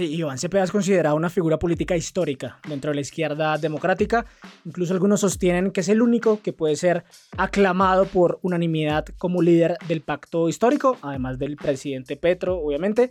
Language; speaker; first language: Spanish; native; Spanish